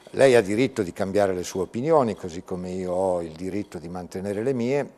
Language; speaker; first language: Italian; native; Italian